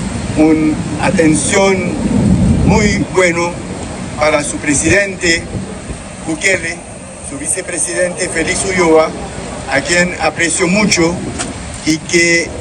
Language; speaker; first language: Spanish; non-native, fluent; Haitian Creole